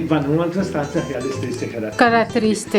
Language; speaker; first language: Italian; native; Italian